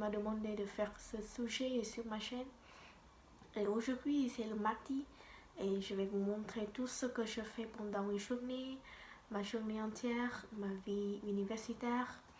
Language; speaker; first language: French; non-native, learner; Vietnamese